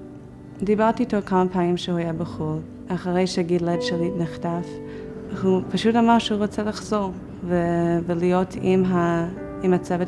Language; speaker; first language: Hebrew; non-native, fluent; English